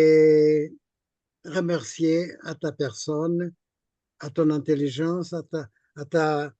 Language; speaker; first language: French; non-native, fluent; Portuguese